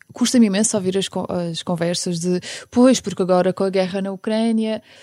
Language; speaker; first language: Portuguese; early bilingual, other home language; Ukrainian